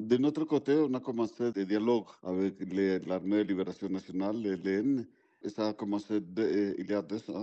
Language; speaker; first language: French; non-native, fluent; Spanish